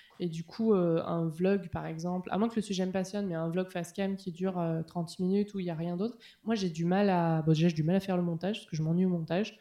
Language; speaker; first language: French; native; French